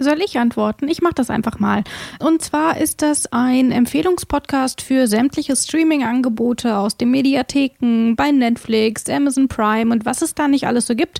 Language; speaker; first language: German; native; German